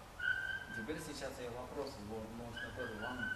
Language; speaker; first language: Russian; non-native, learner; Chinese